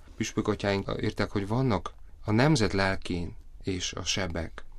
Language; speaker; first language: Hungarian; non-native, fluent; Polish